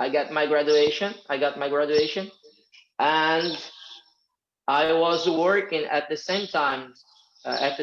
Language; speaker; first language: English; non-native, fluent; Portuguese